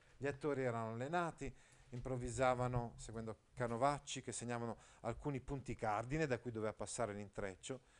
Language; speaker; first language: Italian; native; Italian